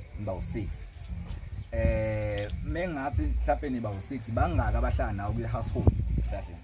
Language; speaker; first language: Zulu; native; Zulu